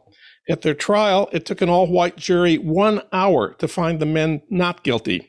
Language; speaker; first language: English; native; English